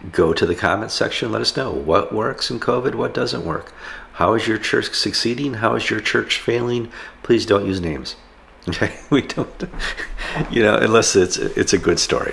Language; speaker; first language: English; native; English